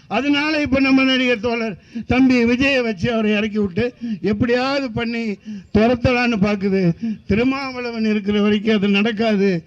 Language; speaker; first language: Tamil; native; Tamil